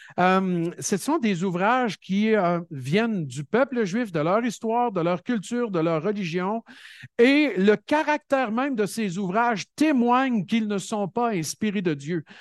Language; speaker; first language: French; native; French